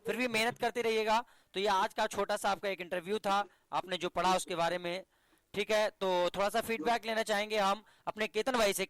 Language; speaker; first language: Hindi; native; Hindi